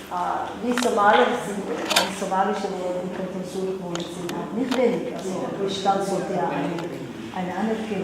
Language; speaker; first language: German; non-native, learner; Somali